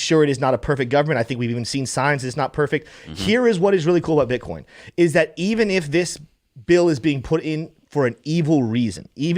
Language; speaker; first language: English; native; English